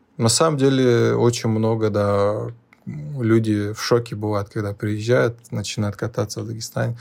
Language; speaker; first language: Russian; non-native, local second language; Lezghian